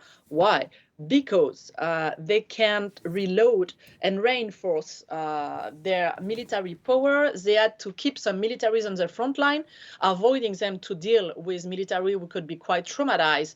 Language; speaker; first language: English; non-native, fluent; French